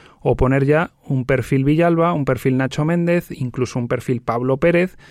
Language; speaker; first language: Spanish; native; Spanish